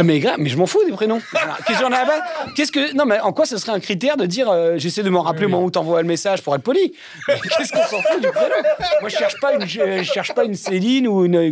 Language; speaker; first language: French; native; French